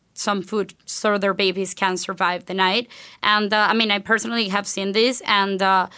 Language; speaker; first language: English; non-native, fluent; Spanish